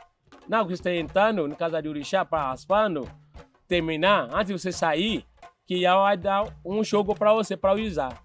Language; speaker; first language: Portuguese; non-native, learner; Yoruba